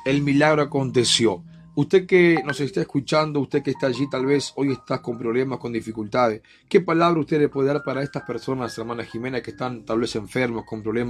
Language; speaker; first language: Spanish; native; Spanish